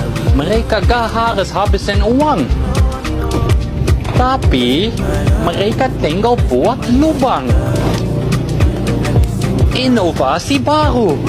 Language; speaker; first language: Indonesian; non-native, fluent; Dutch